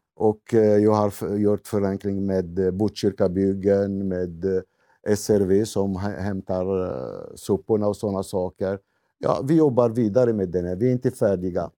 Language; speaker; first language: Swedish; non-native, fluent; Arabic